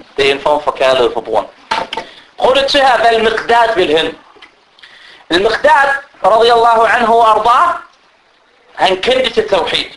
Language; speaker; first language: Danish; early bilingual, other home language; Arabic